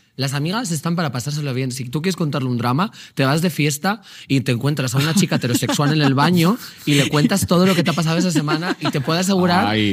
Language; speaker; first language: Spanish; native; Spanish